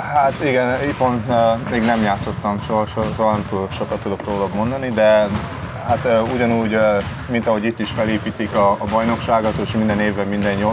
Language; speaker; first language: Hungarian; early bilingual, heritage; Hungarian